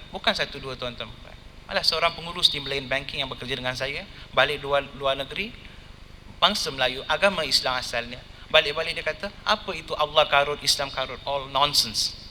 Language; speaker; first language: Malay; non-native, local second language; Tamil